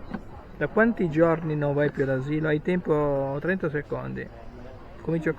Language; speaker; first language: Italian; native; Italian